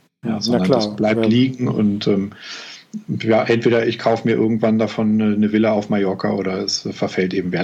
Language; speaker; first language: German; native; German